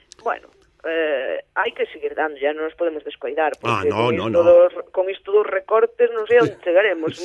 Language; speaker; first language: Galician; early bilingual, heritage; Galician